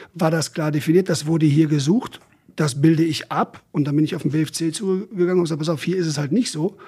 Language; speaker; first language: German; native; German